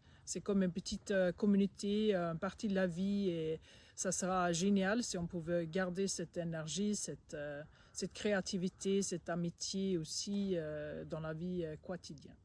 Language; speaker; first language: French; non-native, fluent; Swedish